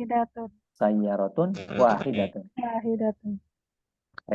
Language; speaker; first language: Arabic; non-native, fluent; Indonesian